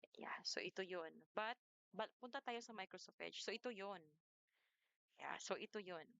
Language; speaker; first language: Filipino; non-native, local second language; Cebuano